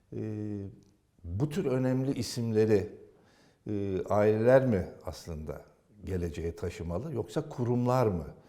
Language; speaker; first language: Turkish; native; Turkish